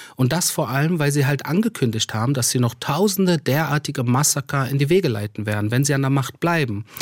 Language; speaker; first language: German; early bilingual, other home language; Persian